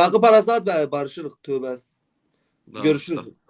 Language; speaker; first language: Turkish; native; Turkish